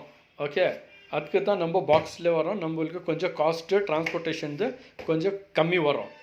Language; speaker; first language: Tamil; non-native, local second language; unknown